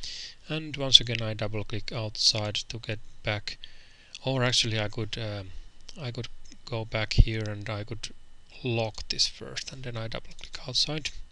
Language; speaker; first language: English; non-native, fluent; Finnish